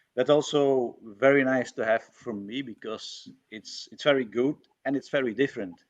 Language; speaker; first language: English; non-native, fluent; Dutch